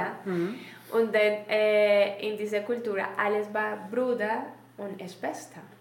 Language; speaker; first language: German; non-native, learner; Spanish